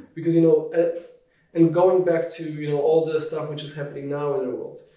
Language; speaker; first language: English; non-native, fluent; Polish